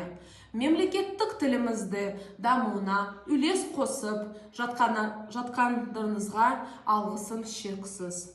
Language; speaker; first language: Kazakh; non-native, local second language; Azerbaijani